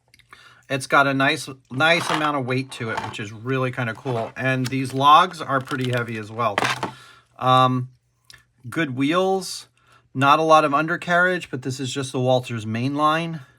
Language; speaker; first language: English; native; English